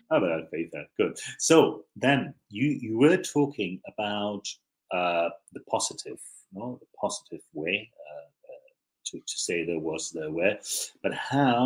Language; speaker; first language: English; native; English